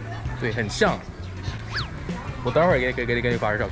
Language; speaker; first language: Chinese; non-native, fluent; Thai